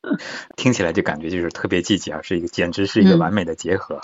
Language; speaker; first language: Chinese; native; Chinese